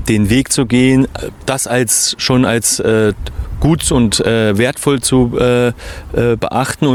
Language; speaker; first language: German; native; German